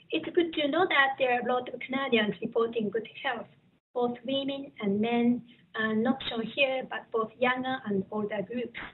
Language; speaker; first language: English; non-native, fluent; Japanese